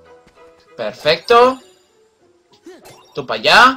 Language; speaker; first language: Spanish; native; Spanish